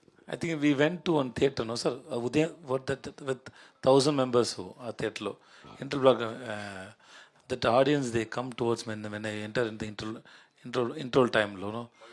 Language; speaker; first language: English; non-native, local second language; Tamil